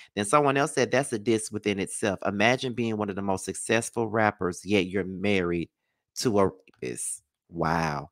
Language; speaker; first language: English; native; English